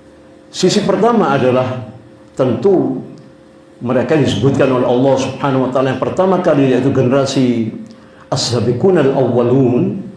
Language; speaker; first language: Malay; non-native, local second language; Javanese